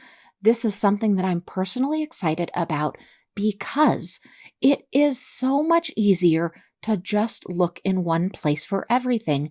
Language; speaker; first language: English; native; English